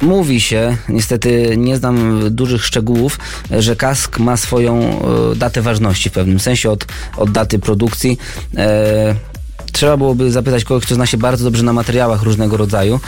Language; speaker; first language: Polish; native; Polish